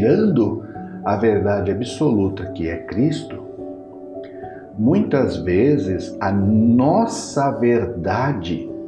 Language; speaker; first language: Portuguese; native; Portuguese